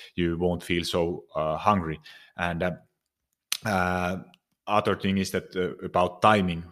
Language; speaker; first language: English; non-native, fluent; Finnish